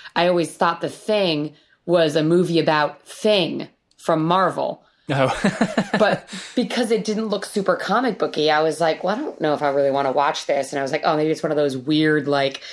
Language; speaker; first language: English; native; English